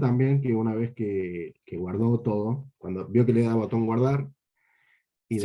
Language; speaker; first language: Spanish; native; Spanish